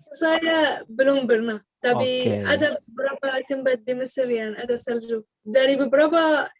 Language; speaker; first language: Indonesian; non-native, learner; Arabic